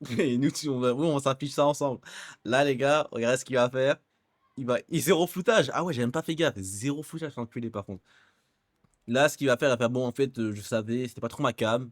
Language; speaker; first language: French; native; French